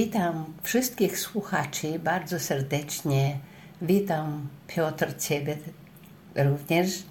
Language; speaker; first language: Polish; non-native, learner; Russian